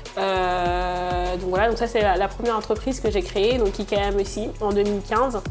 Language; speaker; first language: French; early bilingual, other home language; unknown